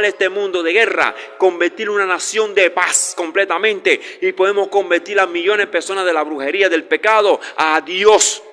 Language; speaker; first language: Spanish; native; Spanish